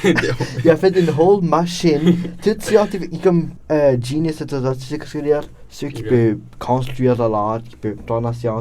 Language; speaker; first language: French; non-native, local second language; English